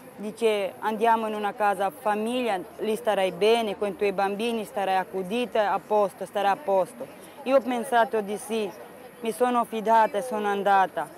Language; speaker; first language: Italian; non-native, local second language; Romany